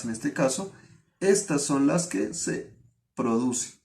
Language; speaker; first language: Spanish; native; Spanish